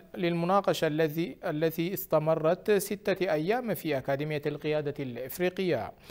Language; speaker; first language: Arabic; non-native, fluent; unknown